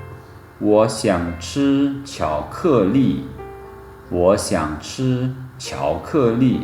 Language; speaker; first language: Chinese; non-native, fluent; Lao